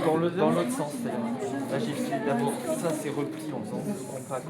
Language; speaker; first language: French; native; French